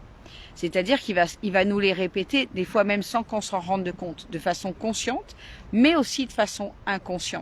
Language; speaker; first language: French; native; French